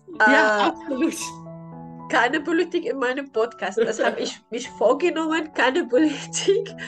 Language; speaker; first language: German; non-native, learner; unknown